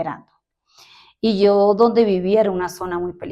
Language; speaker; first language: Spanish; native; Spanish